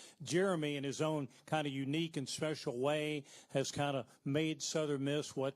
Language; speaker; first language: English; native; English